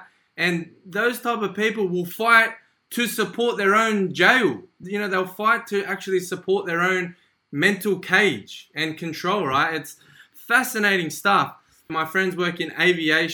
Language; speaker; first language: English; native; English